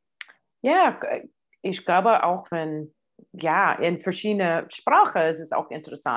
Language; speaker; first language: German; non-native, fluent; English